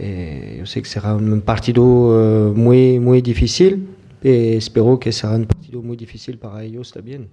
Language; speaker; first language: Spanish; non-native, fluent; French